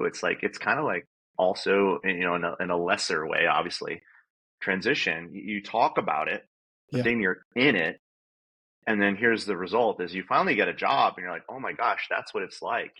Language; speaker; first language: English; native; English